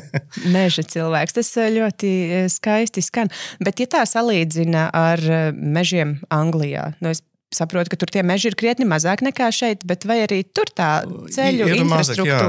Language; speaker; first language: Latvian; native; Latvian